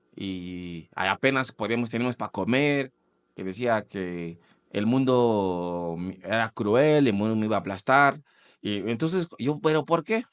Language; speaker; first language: Spanish; non-native, fluent; Portuguese